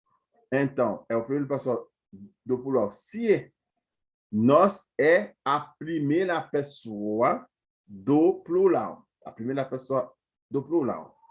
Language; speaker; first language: Portuguese; non-native, fluent; Haitian Creole